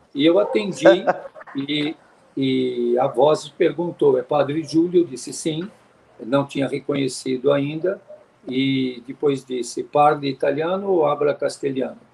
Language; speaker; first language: Portuguese; native; Portuguese